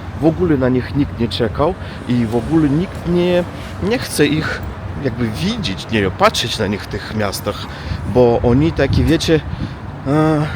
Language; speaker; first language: Polish; non-native, learner; Russian